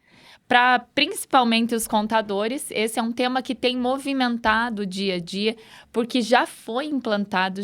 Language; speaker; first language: Portuguese; native; Portuguese